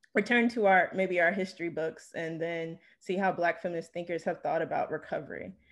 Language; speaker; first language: English; native; English